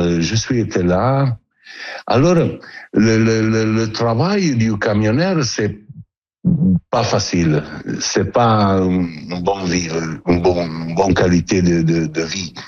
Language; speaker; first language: French; non-native, learner; Italian